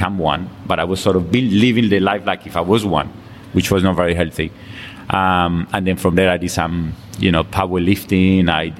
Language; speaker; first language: English; non-native, fluent; Spanish